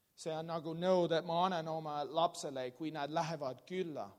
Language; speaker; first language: Estonian; non-native, learner; English